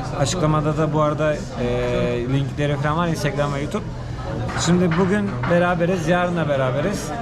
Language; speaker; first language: Turkish; native; Turkish